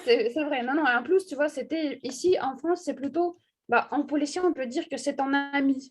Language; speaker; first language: French; non-native, fluent; Russian